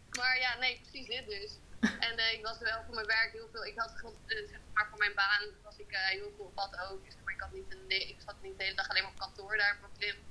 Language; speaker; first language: Dutch; native; Dutch